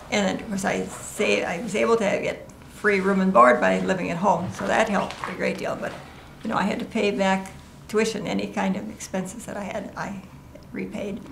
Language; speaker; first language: English; native; English